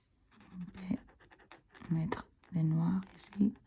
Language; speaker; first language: French; non-native, fluent; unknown